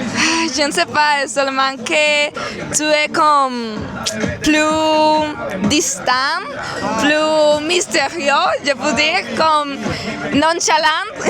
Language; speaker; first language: French; non-native, learner; Spanish